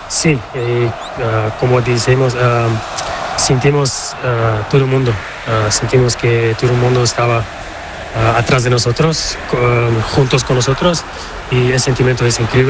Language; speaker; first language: Spanish; non-native, learner; Portuguese